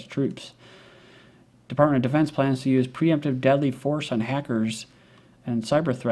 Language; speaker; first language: English; native; English